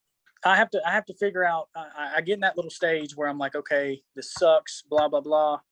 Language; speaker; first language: English; native; English